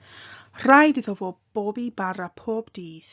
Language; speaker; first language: Welsh; non-native, fluent; English